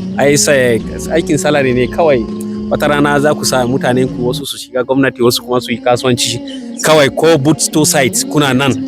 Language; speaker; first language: Hausa; non-native, local second language; Fula